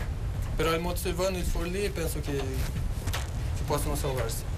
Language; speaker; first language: Italian; non-native, fluent; Portuguese